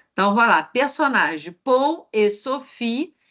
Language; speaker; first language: French; non-native, fluent; Portuguese